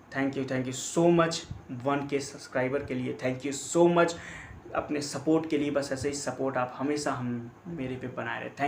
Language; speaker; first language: Hindi; native; Hindi